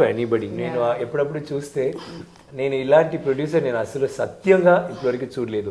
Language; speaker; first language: Telugu; non-native, local second language; Tamil